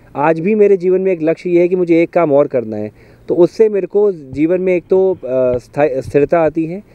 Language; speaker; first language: Hindi; native; Hindi